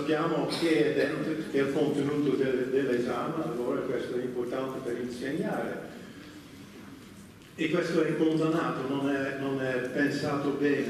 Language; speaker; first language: Italian; non-native, fluent; Dutch